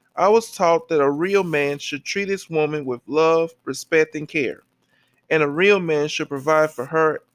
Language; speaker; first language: English; native; English